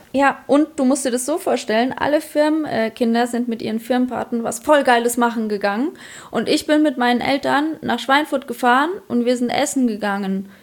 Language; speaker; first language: German; early bilingual, other home language; Polish